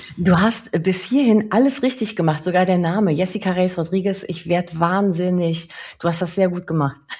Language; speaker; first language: German; early bilingual, other home language; Spanish